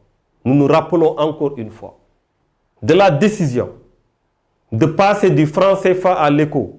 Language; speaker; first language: French; non-native, local second language; Wolof